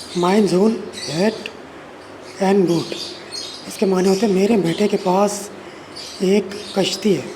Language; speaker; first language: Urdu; native; Urdu